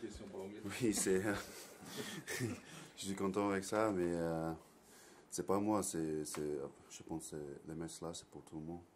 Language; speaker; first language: French; non-native, learner; English